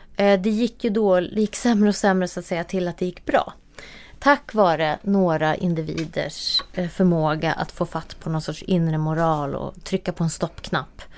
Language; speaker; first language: Swedish; native; Swedish